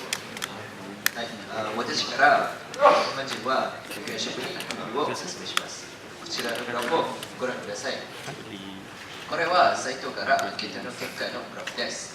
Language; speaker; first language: Japanese; non-native, learner; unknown